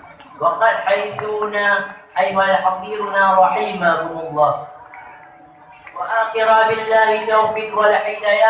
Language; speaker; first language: Arabic; non-native, learner; Achinese